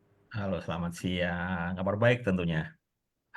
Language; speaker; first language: Indonesian; native; Indonesian